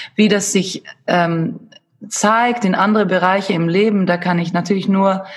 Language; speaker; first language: German; non-native, fluent; Swedish